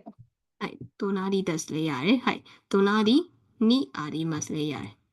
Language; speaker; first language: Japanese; non-native, fluent; Burmese